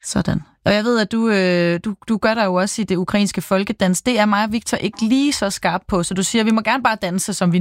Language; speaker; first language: Danish; native; Danish